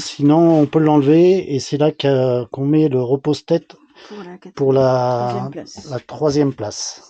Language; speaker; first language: French; native; French